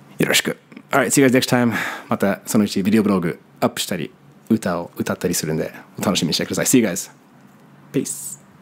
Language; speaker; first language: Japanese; non-native, fluent; English